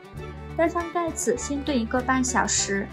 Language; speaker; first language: Chinese; native; Chinese